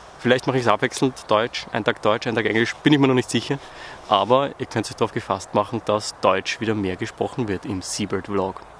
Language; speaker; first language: German; native; German